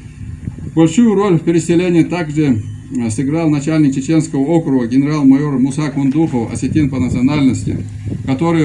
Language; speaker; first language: Russian; non-native, local second language; Ingush